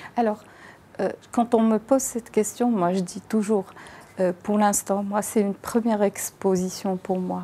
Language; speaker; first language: French; non-native, local second language; Arabic